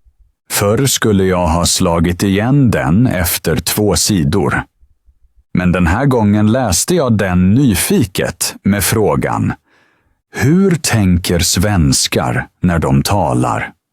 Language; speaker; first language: Swedish; non-native, fluent; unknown